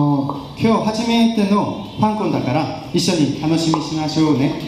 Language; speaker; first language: Japanese; non-native, learner; Korean